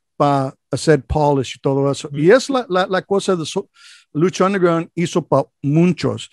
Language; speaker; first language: Spanish; non-native, learner; English